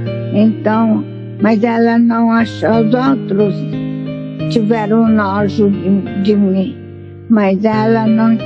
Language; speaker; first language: Portuguese; non-native, fluent; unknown